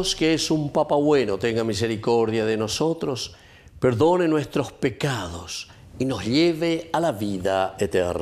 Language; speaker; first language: Spanish; native; Spanish